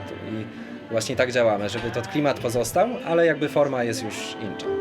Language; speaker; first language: Polish; non-native, local second language; Rusyn